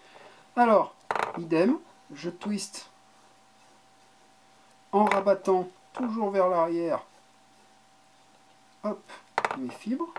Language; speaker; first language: French; native; French